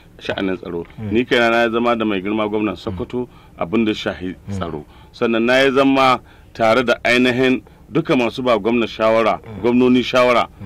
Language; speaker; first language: Hausa; native; Hausa